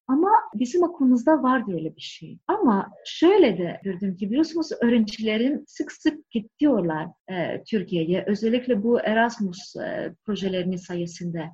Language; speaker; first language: Turkish; non-native, fluent; Greek